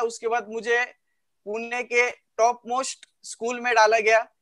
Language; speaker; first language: Hindi; non-native, local second language; Marathi